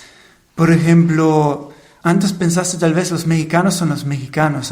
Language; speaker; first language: Spanish; non-native, fluent; German